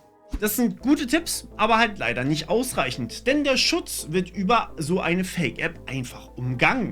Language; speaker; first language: German; native; German